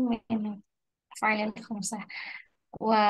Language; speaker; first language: Arabic; non-native, learner; Indonesian